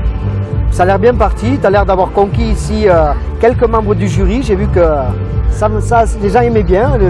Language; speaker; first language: French; native; French